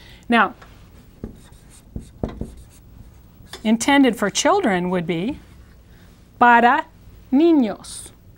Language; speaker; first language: English; native; English